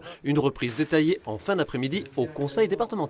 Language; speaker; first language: French; native; French